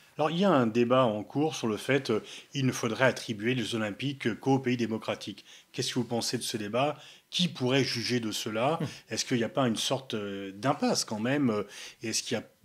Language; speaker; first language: French; native; French